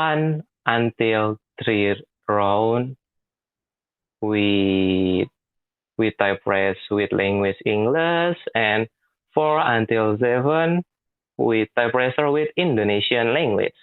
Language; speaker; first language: English; non-native, learner; Indonesian